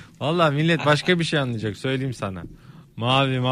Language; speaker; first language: Turkish; native; Turkish